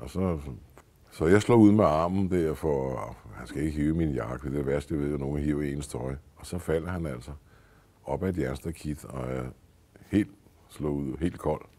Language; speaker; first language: Danish; native; Danish